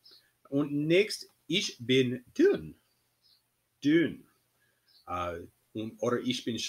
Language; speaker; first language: German; non-native, fluent; English